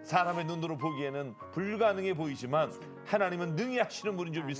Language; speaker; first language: Korean; native; Korean